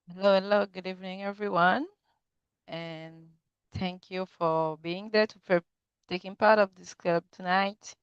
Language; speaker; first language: English; non-native, fluent; Haitian Creole